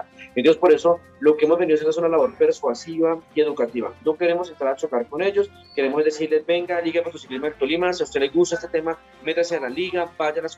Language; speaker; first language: Spanish; native; Spanish